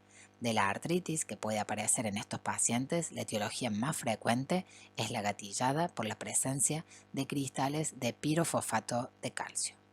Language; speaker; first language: Spanish; native; Spanish